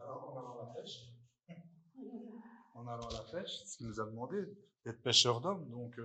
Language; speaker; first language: French; native; French